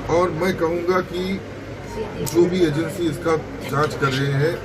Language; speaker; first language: Hindi; non-native, local second language; Bangla